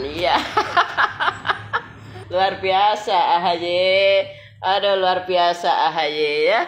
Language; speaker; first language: Indonesian; native; Indonesian